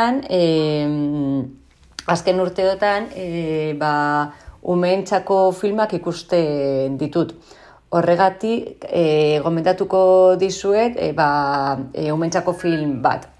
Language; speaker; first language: Basque; non-native, local second language; Spanish